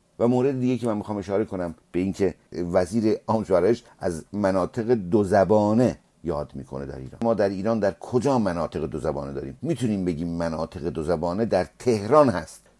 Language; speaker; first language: Persian; non-native, local second language; Azerbaijani